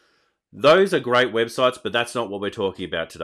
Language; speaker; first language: English; native; English